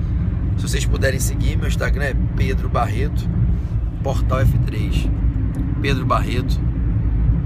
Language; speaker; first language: Portuguese; native; Portuguese